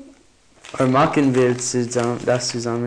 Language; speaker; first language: German; non-native, learner; English